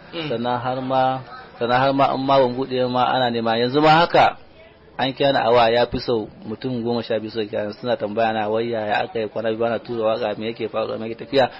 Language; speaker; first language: Hausa; native; Hausa